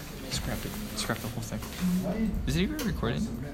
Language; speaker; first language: English; native; English